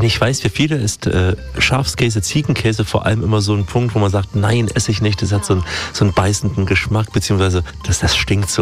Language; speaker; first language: German; native; German